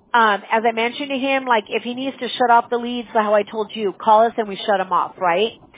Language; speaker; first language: English; early bilingual, other home language; Spanish